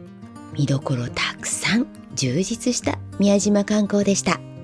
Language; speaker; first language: Japanese; native; Japanese